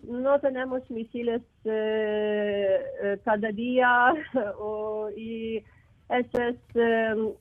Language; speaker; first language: Spanish; non-native, learner; Ukrainian